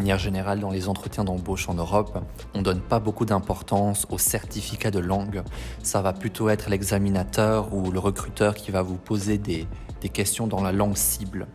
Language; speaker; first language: French; native; French